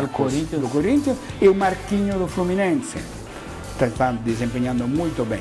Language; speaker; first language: Portuguese; non-native, fluent; Italian